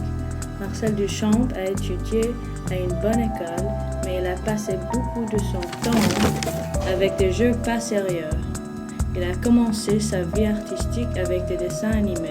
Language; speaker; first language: French; non-native, learner; English